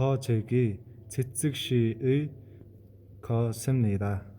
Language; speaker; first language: Korean; non-native, fluent; Mongolian